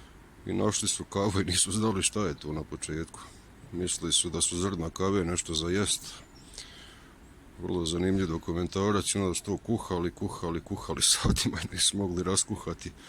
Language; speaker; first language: Bosnian; native; Bosnian